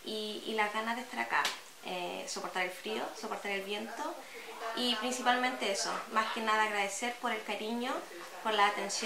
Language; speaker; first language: Spanish; native; Spanish